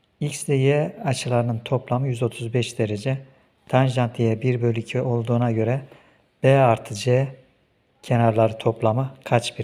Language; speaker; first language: Turkish; native; Turkish